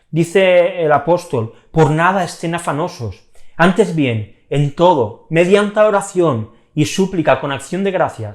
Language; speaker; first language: Spanish; native; Spanish